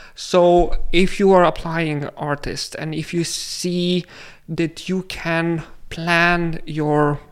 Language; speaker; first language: English; non-native, fluent; Lithuanian